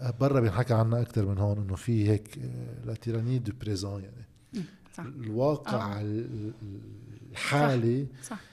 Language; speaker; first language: Arabic; native; Arabic